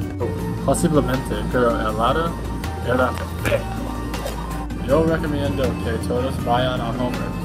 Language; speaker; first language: Spanish; non-native, learner; English